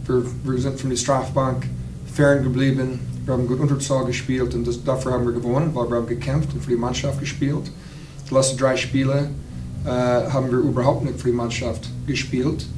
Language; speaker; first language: German; non-native, fluent; English